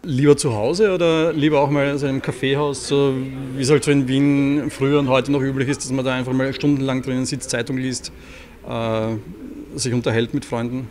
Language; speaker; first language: German; native; German